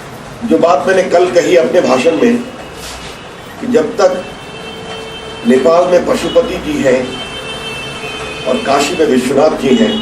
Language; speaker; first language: Hindi; native; Hindi